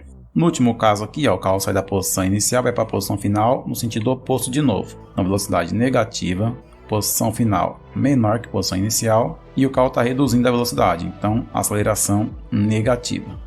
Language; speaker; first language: Portuguese; native; Portuguese